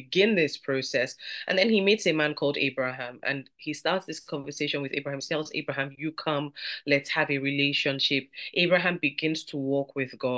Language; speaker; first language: English; non-native, local second language; Yoruba